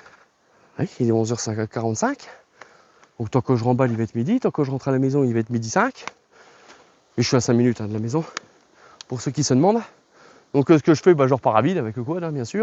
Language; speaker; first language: French; native; French